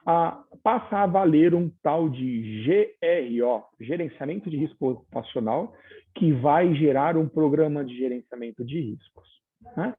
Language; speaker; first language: Portuguese; native; Portuguese